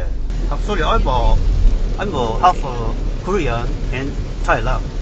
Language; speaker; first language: English; non-native, learner; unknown